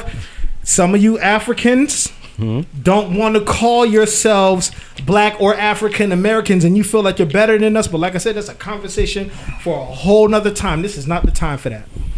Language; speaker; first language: English; native; English